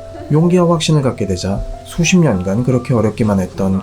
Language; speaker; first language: Korean; native; Korean